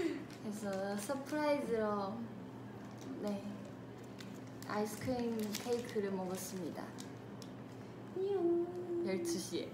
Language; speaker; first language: Korean; non-native, fluent; Chinese